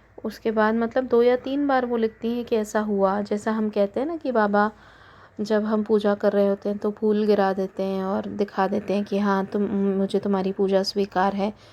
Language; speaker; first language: Hindi; native; Hindi